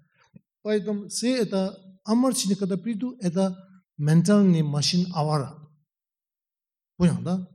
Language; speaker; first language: Russian; non-native, learner; Tibetan